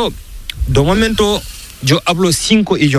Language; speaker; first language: Spanish; non-native, learner; Fula